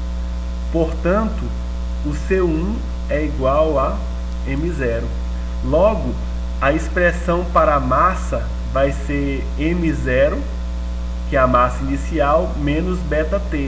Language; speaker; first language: Portuguese; native; Portuguese